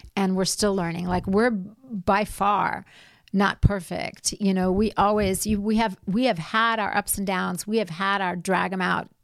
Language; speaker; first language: English; native; English